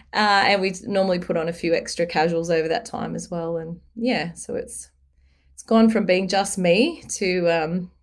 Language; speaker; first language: English; native; English